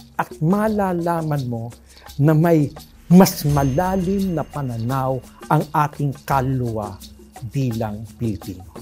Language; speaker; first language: Filipino; native; Filipino